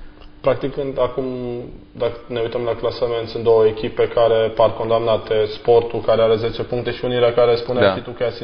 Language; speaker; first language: Romanian; native; Romanian